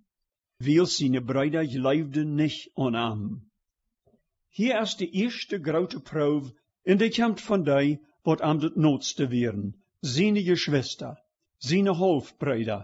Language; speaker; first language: German; early bilingual, heritage; Plautdietsch